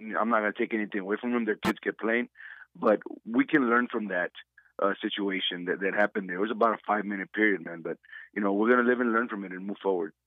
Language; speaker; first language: English; native; English